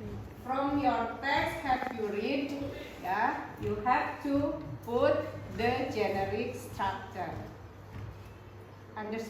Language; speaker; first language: English; non-native, fluent; Indonesian